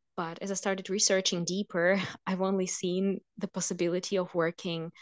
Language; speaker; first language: English; non-native, fluent; Russian